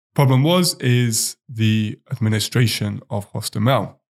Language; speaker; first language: English; native; English